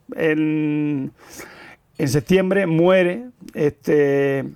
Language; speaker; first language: Spanish; native; Spanish